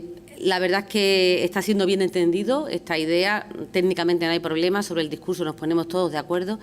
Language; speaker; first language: Spanish; native; Spanish